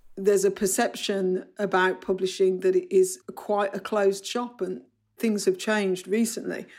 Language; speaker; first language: English; native; English